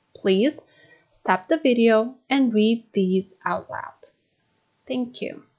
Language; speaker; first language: English; non-native, fluent; Macedonian